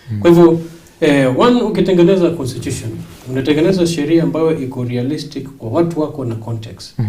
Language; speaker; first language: Swahili; non-native, local second language; Luo (Kenya and Tanzania)